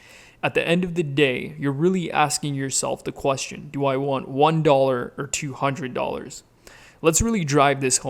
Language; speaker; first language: English; native; English